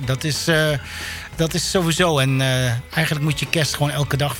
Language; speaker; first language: Dutch; native; Dutch